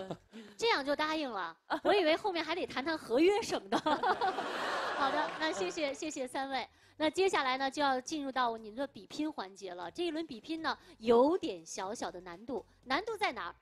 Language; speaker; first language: Chinese; native; Chinese